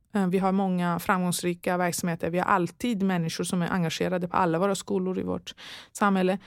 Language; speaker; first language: Swedish; early bilingual, other home language; Persian